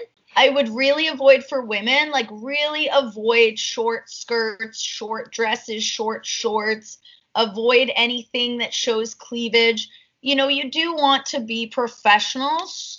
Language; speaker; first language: English; native; English